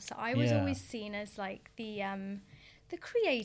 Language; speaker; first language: English; native; English